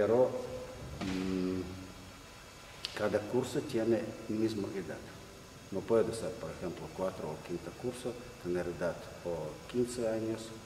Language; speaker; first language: Spanish; non-native, learner; Russian